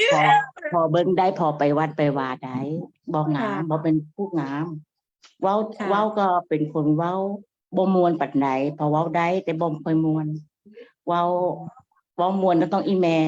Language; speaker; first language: Thai; native; Thai